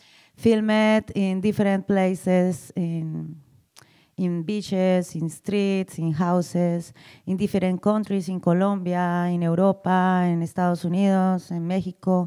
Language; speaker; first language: English; non-native, learner; Spanish